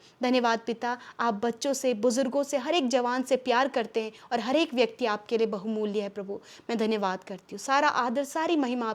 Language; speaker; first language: Hindi; native; Hindi